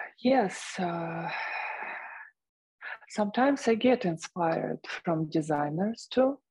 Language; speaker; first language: English; non-native, fluent; Russian